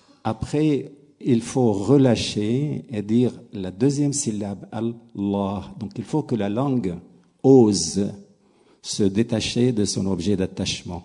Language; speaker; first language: French; non-native, local second language; Arabic